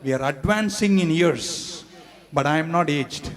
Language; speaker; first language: English; non-native, local second language; Tamil